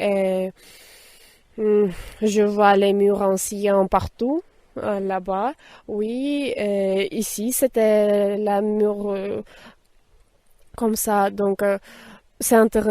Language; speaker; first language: French; non-native, fluent; Russian